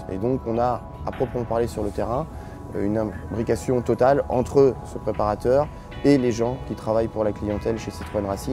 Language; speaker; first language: French; native; French